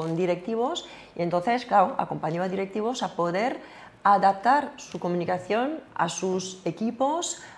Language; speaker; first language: Spanish; non-native, fluent; French